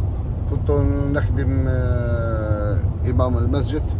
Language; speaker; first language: Arabic; non-native, fluent; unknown